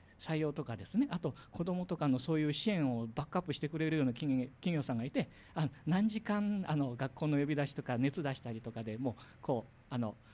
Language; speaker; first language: Japanese; native; Japanese